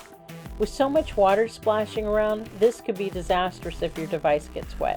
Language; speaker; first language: English; native; English